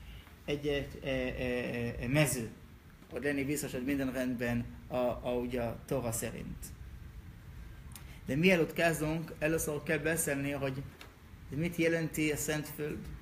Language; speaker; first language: Hungarian; non-native, learner; Hebrew